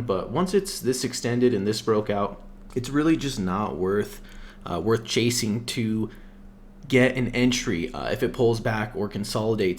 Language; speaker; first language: English; native; English